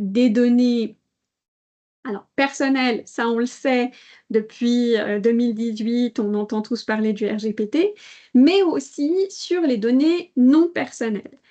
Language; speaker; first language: French; native; French